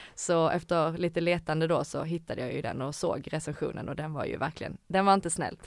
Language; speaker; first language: Swedish; native; Swedish